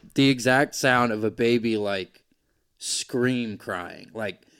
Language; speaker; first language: English; native; English